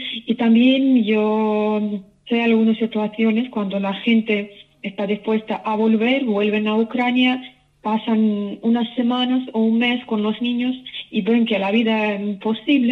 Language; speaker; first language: Spanish; non-native, fluent; Ukrainian